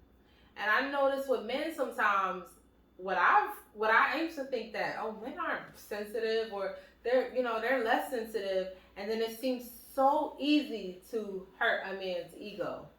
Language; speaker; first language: English; native; English